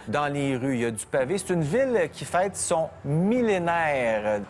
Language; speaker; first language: French; native; French